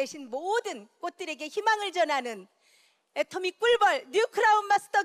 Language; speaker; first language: Korean; native; Korean